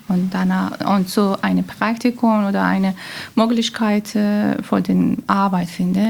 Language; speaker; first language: German; non-native, learner; Persian